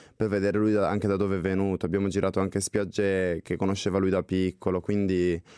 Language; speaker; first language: Italian; native; Italian